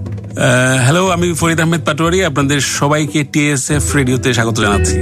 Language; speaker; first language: Portuguese; non-native, learner; Bangla